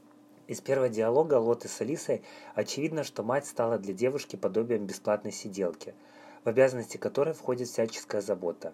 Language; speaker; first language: Russian; native; Russian